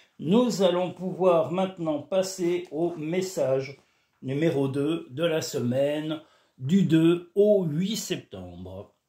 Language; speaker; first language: French; native; French